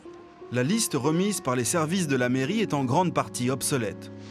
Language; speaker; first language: French; native; French